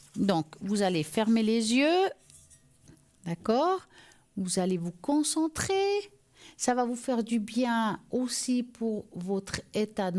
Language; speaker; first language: French; native; French